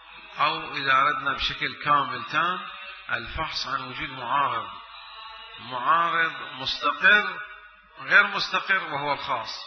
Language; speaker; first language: Arabic; native; Arabic